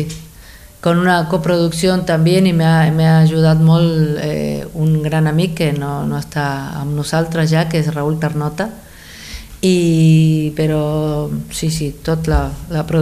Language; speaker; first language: Catalan; non-native, fluent; Spanish